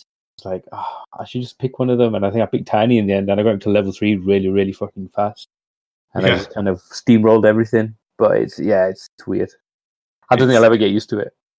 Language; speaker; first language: English; native; English